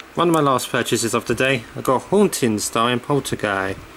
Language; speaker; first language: English; native; English